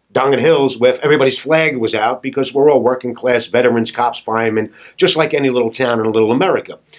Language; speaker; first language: English; native; English